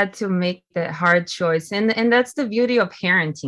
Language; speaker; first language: English; non-native, fluent; Portuguese